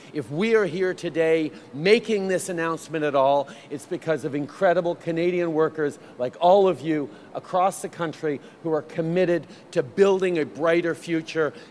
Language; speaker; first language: English; early bilingual, other home language; French